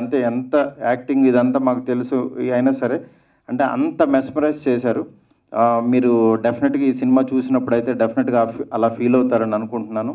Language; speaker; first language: Telugu; native; Telugu